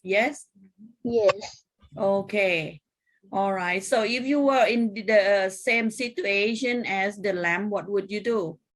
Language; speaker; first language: English; non-native, fluent; Thai